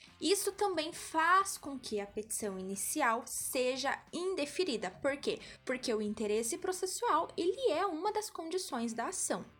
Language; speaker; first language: Portuguese; native; Portuguese